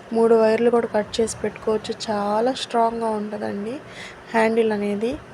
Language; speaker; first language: Telugu; non-native, local second language; Urdu